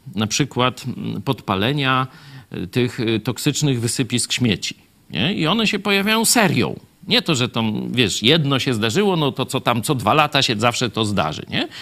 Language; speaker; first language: Polish; native; Polish